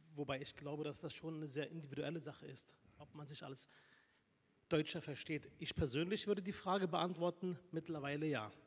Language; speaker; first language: German; early bilingual, other home language; Arabic